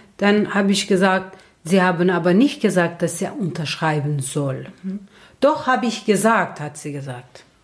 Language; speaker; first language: German; non-native, learner; Kurdish